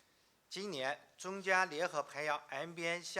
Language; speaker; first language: Chinese; native; Chinese